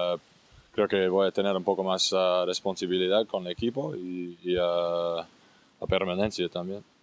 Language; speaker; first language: Spanish; non-native, fluent; English